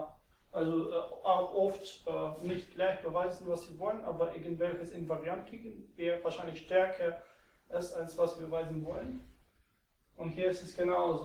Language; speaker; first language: German; non-native, fluent; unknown